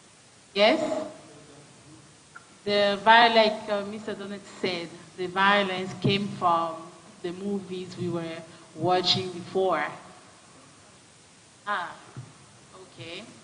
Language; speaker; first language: English; non-native, fluent; French